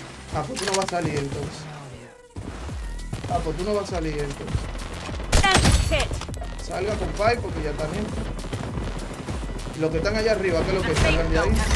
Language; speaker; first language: Spanish; native; Spanish